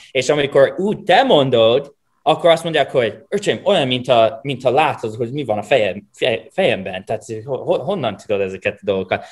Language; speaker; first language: Hungarian; non-native, fluent; English